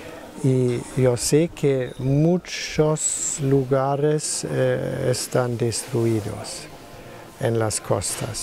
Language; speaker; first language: Spanish; non-native, learner; German